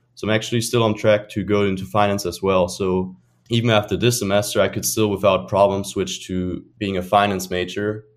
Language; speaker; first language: English; non-native, fluent; German